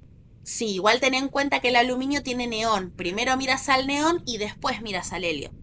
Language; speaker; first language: Spanish; native; Spanish